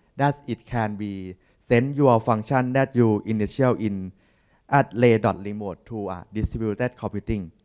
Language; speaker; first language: English; non-native, learner; Thai